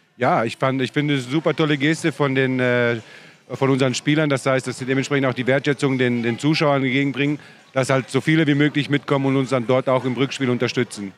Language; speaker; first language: German; native; German